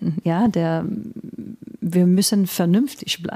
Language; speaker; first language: German; non-native, fluent; Hebrew